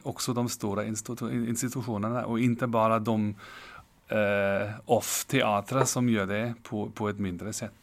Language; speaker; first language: Swedish; non-native, fluent; German